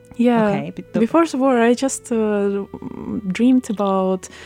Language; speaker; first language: English; non-native, fluent; Russian